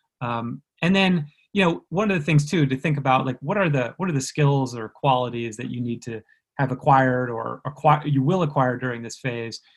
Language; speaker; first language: English; native; English